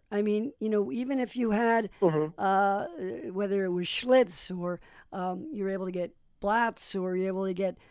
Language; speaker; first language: English; early bilingual, other home language; Polish